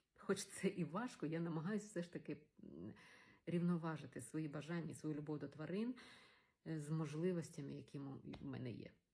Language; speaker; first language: Ukrainian; native; Ukrainian